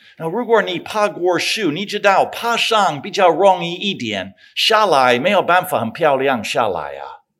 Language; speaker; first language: Chinese; non-native, fluent; English